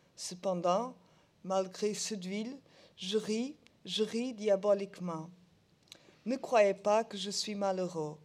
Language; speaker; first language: French; non-native, learner; Portuguese